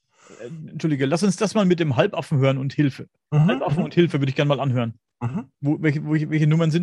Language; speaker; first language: German; native; German